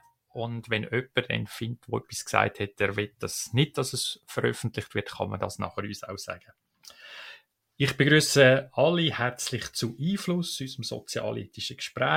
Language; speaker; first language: German; native; German